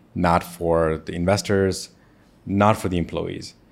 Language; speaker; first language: English; non-native, local second language; Hindi